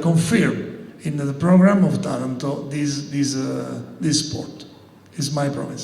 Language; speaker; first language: English; non-native, learner; Italian